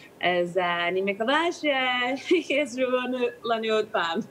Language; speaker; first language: Hebrew; non-native, learner; English